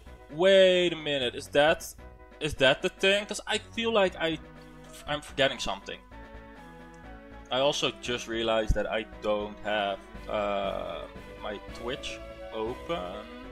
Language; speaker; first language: English; early bilingual, other home language; Dutch